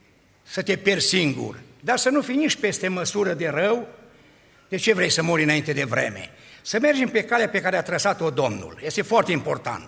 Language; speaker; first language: Romanian; native; Romanian